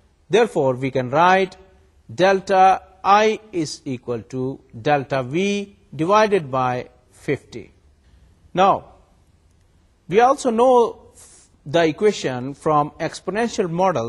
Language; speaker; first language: English; non-native, local second language; Urdu